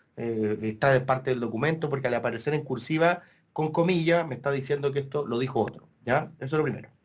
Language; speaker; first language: Spanish; native; Spanish